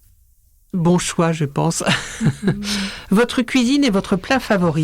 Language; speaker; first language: French; native; French